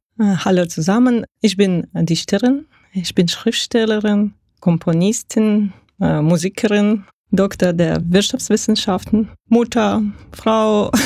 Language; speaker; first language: German; non-native, fluent; Russian